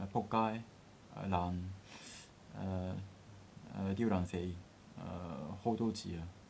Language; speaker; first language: Cantonese; non-native, learner; Japanese